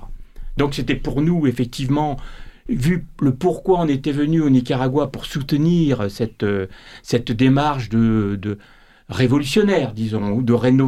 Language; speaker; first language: French; native; French